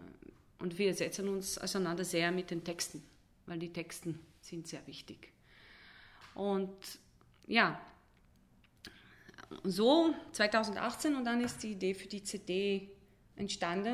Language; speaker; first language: German; non-native, fluent; Hebrew